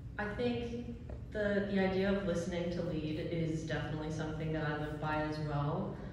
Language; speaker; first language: English; native; English